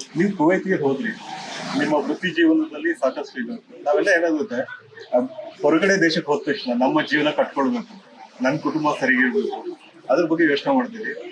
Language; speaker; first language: Kannada; native; Kannada